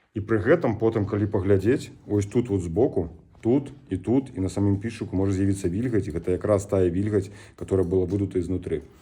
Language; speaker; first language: Belarusian; native; Belarusian